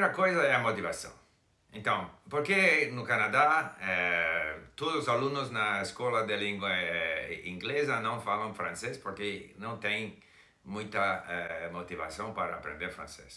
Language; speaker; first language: Portuguese; non-native, fluent; English